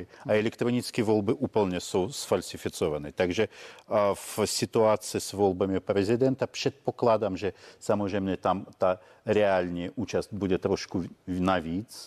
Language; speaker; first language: Czech; non-native, fluent; Russian